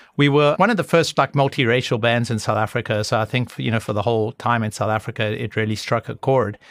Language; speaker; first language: English; native; English